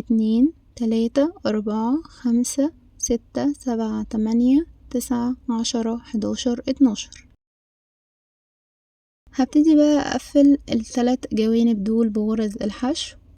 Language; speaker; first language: Arabic; native; Arabic